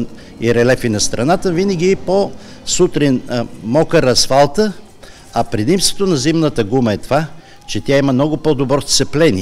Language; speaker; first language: Bulgarian; native; Bulgarian